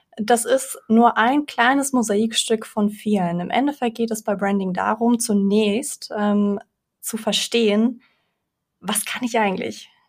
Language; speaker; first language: German; early bilingual, other home language; Russian